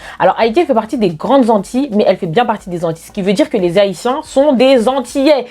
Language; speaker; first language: French; native; French